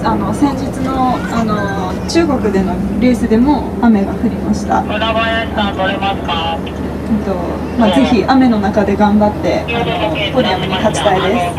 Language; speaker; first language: Japanese; non-native, fluent; French